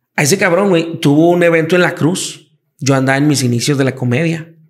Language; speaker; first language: Spanish; native; Spanish